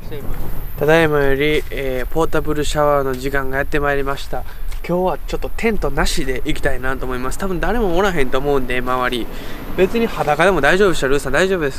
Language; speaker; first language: Japanese; native; Japanese